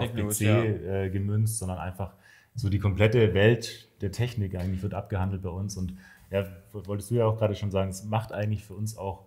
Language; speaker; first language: German; native; German